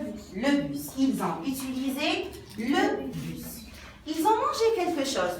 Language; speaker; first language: French; non-native, local second language; Arabic